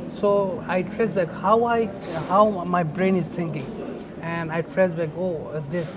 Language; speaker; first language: English; non-native, local second language; Bangla